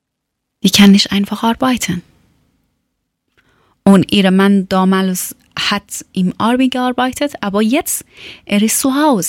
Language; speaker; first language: German; non-native, learner; Persian